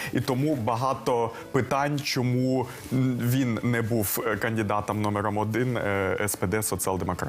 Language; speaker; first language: Ukrainian; early bilingual, heritage; Ukrainian